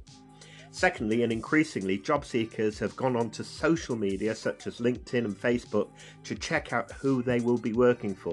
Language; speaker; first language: English; native; English